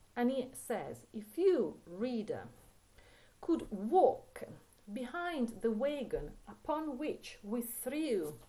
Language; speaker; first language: English; non-native, fluent; Italian